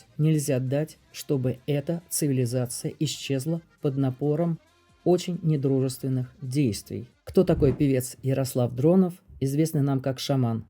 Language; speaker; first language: Russian; native; Russian